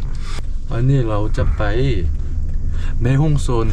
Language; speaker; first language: Thai; non-native, learner; Korean